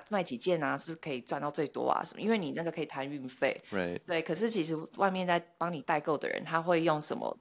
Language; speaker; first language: Chinese; native; Chinese